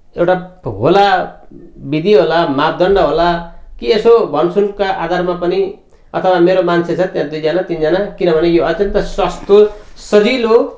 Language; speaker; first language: Nepali; native; Nepali